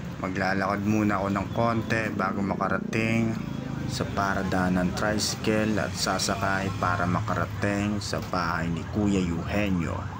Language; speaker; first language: Filipino; non-native, local second language; Bikol